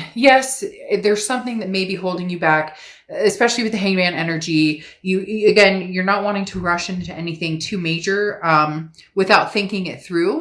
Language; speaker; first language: English; native; English